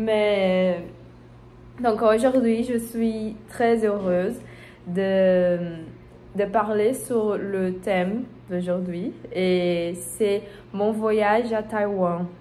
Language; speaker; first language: French; non-native, learner; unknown